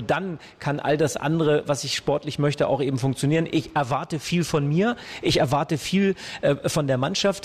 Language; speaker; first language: German; native; German